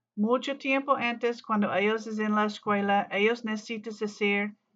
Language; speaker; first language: Spanish; non-native, learner; English